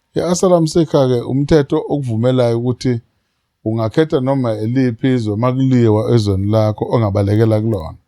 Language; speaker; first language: Zulu; native; Zulu